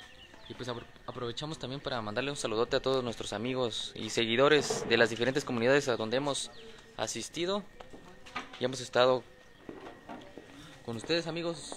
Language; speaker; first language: Spanish; native; Spanish